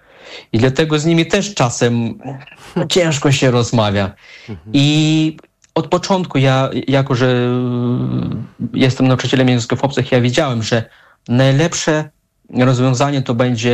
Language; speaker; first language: Polish; non-native, fluent; Russian